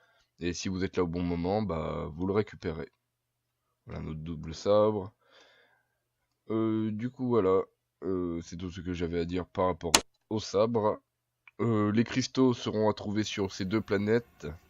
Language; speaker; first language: French; native; French